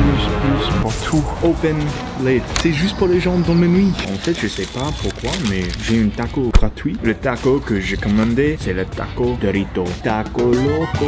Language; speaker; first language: French; non-native, learner; English